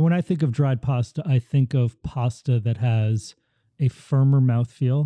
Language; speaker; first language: English; native; English